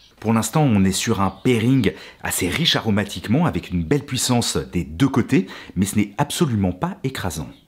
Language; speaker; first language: French; native; French